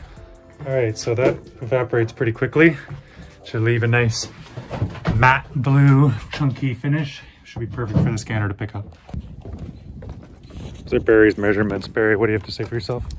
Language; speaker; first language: English; native; English